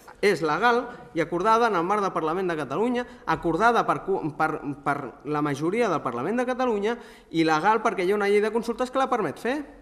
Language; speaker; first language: Catalan; native; Catalan